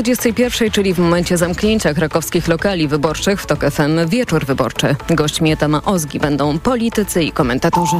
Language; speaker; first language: Polish; native; Polish